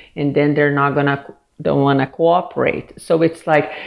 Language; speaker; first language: English; non-native, fluent; Portuguese